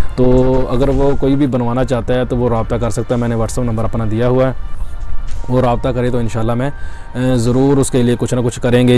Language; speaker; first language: Urdu; non-native, local second language; Punjabi